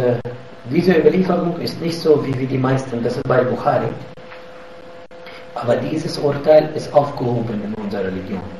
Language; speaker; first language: German; non-native, fluent; Arabic